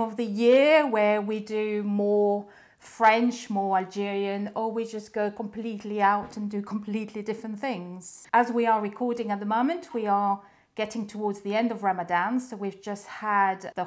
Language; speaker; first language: English; non-native, fluent; French